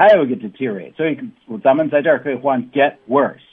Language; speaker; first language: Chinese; non-native, learner; English